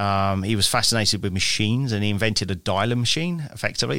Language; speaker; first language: English; native; English